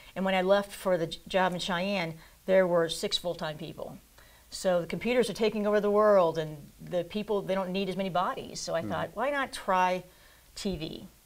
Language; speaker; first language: English; native; English